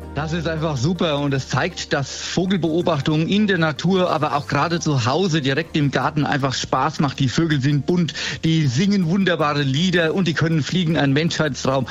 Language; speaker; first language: German; native; German